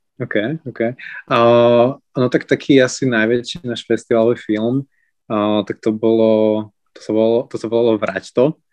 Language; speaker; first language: Slovak; native; Slovak